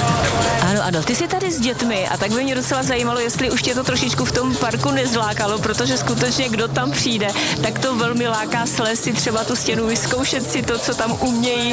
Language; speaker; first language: Czech; native; Czech